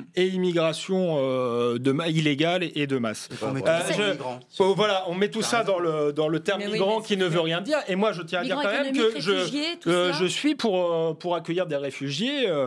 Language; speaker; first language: French; native; French